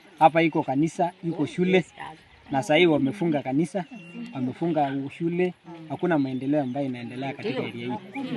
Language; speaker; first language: Swahili; non-native, local second language; Masai